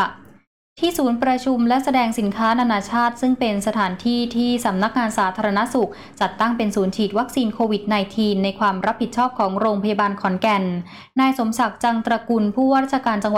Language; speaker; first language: Thai; native; Thai